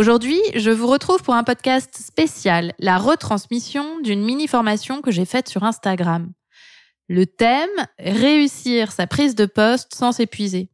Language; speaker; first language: French; native; French